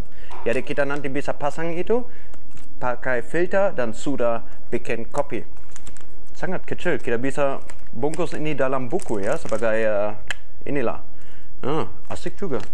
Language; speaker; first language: Indonesian; non-native, fluent; German